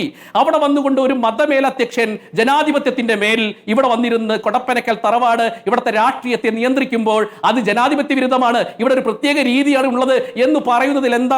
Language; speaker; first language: Malayalam; native; Malayalam